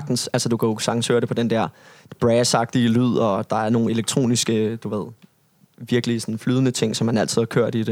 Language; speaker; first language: Danish; native; Danish